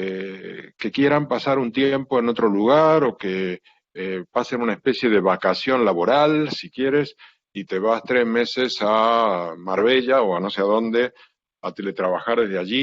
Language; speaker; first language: Spanish; native; Spanish